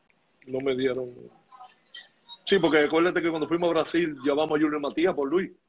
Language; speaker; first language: Spanish; native; Spanish